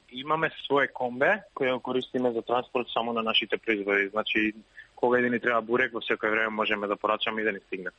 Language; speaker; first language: Macedonian; native; Macedonian